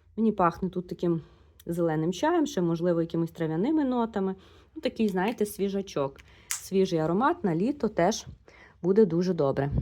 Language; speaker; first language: Ukrainian; non-native, local second language; Russian